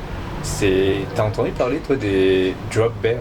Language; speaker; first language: French; native; French